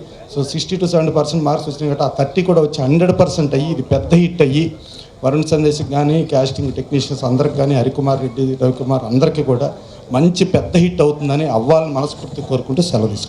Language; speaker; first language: Telugu; native; Telugu